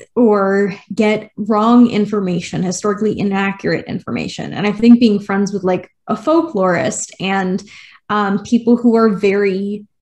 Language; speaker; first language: English; native; English